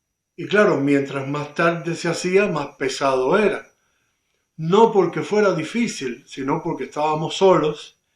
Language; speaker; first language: Spanish; native; Spanish